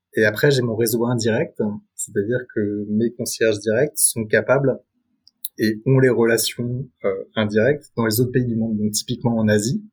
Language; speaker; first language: French; native; French